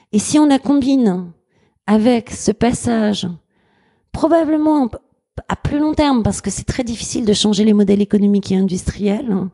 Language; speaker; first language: French; native; French